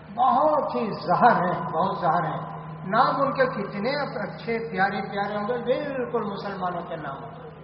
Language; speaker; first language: Urdu; native; Urdu